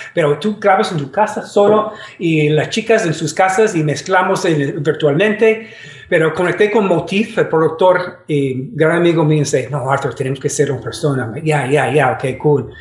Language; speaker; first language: Spanish; non-native, fluent; English